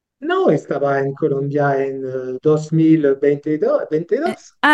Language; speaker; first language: Spanish; non-native, learner; French